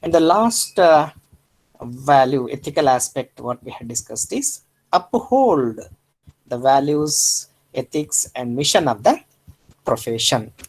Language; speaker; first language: English; non-native, local second language; Kannada